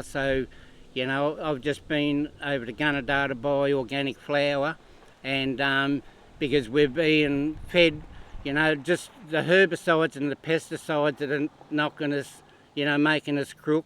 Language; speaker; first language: English; native; English